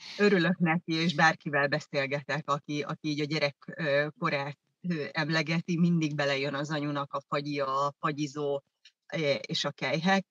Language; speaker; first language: Hungarian; early bilingual, other home language; German